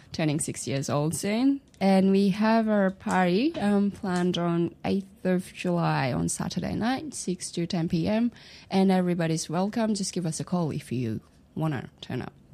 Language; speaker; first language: English; non-native, fluent; Japanese